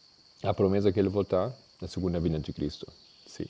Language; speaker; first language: Portuguese; non-native, fluent; Spanish